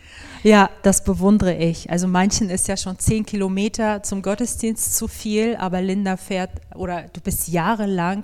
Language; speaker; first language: German; native; German